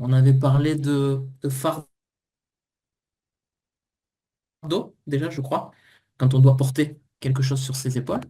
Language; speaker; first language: French; native; French